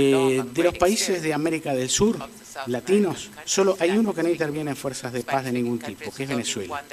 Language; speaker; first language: Spanish; native; Spanish